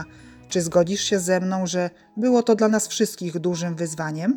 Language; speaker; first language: Polish; native; Polish